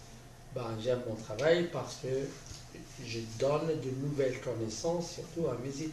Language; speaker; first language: French; non-native, local second language; Arabic